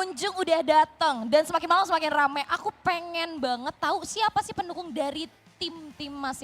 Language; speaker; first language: Indonesian; native; Indonesian